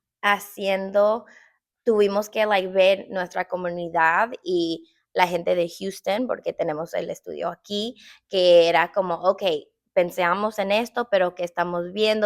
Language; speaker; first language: Spanish; early bilingual, heritage; English